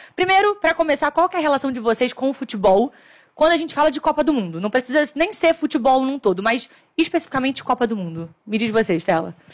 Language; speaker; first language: Portuguese; native; Portuguese